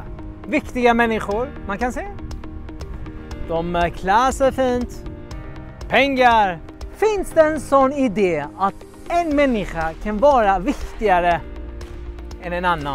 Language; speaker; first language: Swedish; non-native, learner; English